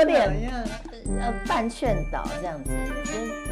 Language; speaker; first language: Chinese; native; Chinese